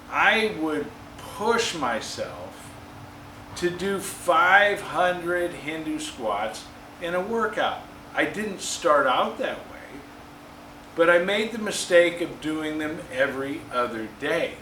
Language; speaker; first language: English; native; English